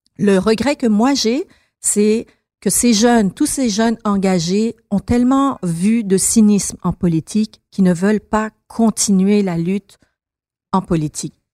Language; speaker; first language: French; early bilingual, other home language; Persian